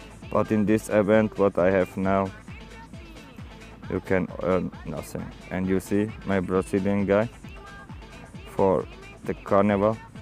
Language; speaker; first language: English; non-native, learner; German